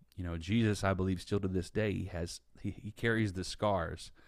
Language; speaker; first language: English; native; English